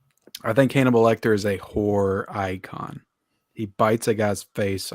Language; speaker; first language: English; native; English